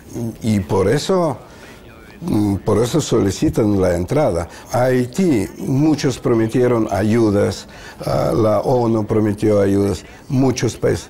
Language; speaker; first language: Spanish; non-native, fluent; Russian